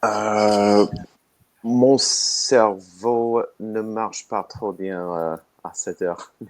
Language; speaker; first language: French; non-native, learner; English